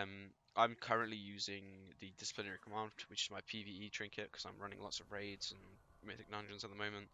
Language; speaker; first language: English; native; English